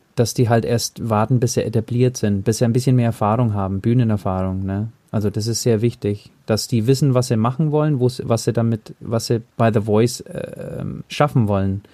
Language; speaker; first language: German; early bilingual, heritage; German